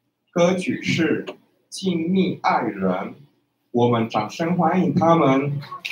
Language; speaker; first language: Chinese; non-native, fluent; Spanish